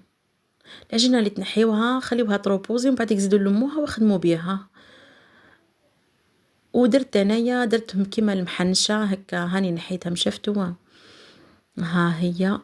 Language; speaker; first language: Arabic; native; Arabic